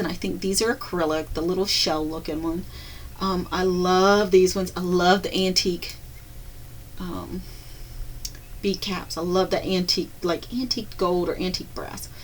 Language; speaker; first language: English; native; English